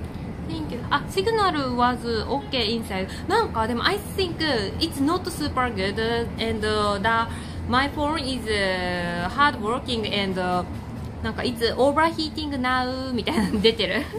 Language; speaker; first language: English; non-native, learner; Japanese